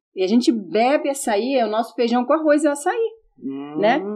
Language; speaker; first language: Portuguese; native; Portuguese